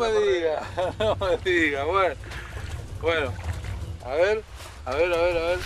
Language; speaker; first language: Spanish; native; Spanish